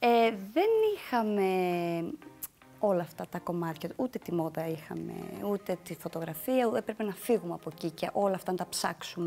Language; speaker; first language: Greek; native; Greek